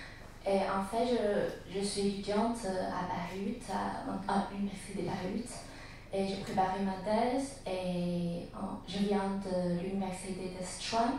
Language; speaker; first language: French; non-native, learner; Chinese